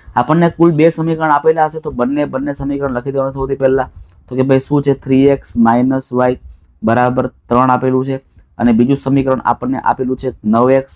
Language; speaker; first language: Gujarati; non-native, local second language; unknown